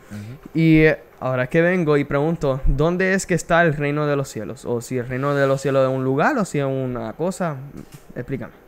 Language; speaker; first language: Spanish; early bilingual, heritage; Spanish